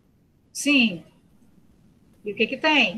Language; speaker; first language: Portuguese; native; Portuguese